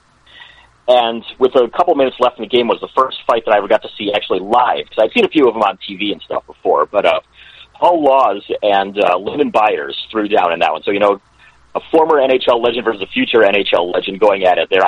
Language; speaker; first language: English; native; English